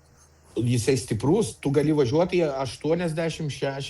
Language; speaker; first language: Lithuanian; non-native, local second language; Russian